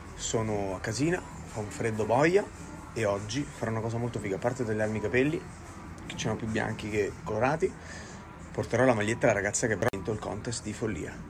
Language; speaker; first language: Italian; native; Italian